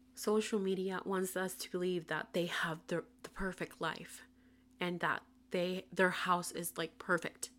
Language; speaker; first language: English; non-native, fluent; Spanish